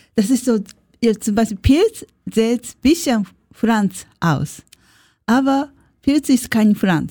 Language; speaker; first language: German; non-native, learner; Japanese